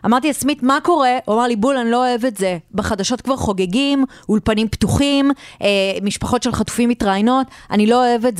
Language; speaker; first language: Hebrew; native; Hebrew